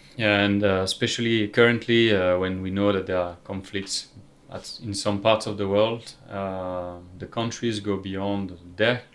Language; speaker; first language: English; non-native, fluent; French